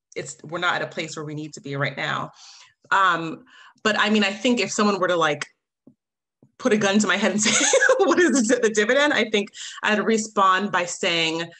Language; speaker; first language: English; native; English